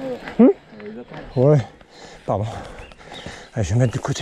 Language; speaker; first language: French; native; French